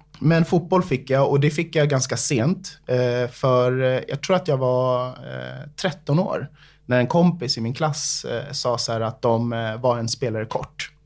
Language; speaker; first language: Swedish; early bilingual, other home language; English